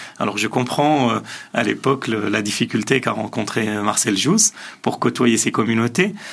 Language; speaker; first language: French; early bilingual, other home language; Assyrian Neo-Aramaic